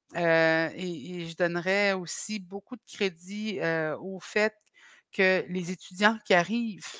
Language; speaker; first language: French; native; French